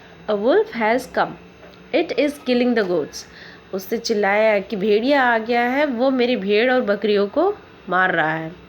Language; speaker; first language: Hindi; native; Hindi